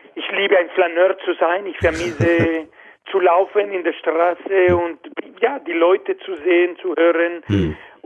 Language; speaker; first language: German; non-native, learner; Spanish